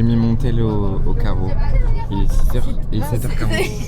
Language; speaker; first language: French; native; French